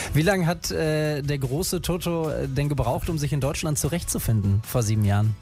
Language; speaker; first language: German; native; German